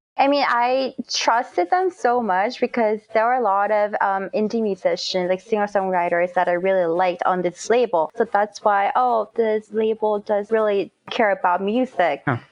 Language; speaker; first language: English; non-native, fluent; Korean